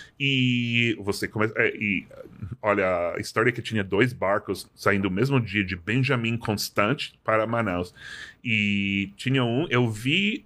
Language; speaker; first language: Portuguese; non-native, fluent; English